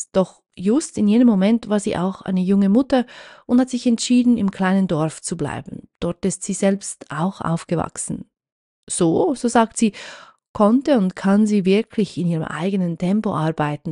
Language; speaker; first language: German; native; German